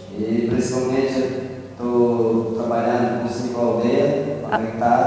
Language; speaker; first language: Portuguese; non-native, local second language; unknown